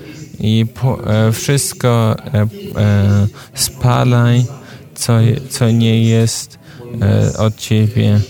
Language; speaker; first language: Polish; non-native, fluent; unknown